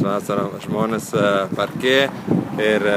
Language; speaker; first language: Lithuanian; non-native, learner; Italian